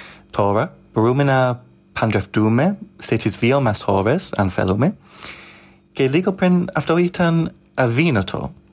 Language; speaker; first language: Greek; non-native, learner; English